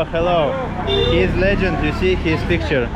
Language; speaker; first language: English; non-native, learner; Russian